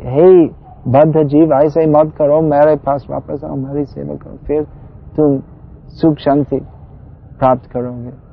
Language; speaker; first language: Hindi; non-native, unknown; English